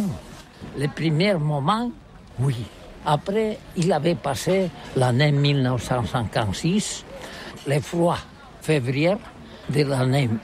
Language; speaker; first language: French; non-native, learner; Catalan